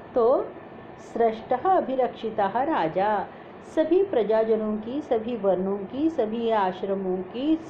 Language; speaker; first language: Hindi; non-native, local second language; Marathi